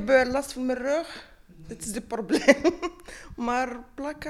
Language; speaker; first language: Dutch; non-native, learner; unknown